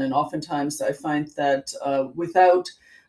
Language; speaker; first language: English; non-native, fluent; German